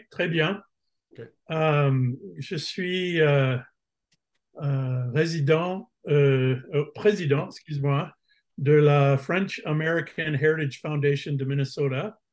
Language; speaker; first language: French; non-native, fluent; English